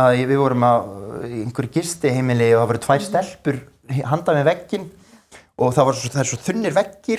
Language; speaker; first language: Icelandic; native; Icelandic